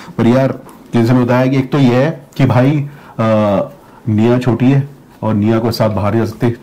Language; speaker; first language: Hindi; native; Hindi